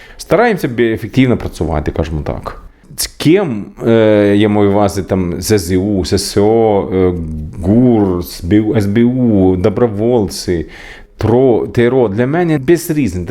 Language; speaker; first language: Ukrainian; non-native, learner; Swedish